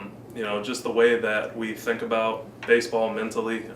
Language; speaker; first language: English; native; English